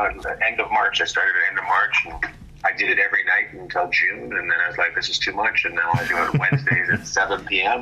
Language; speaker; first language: English; native; English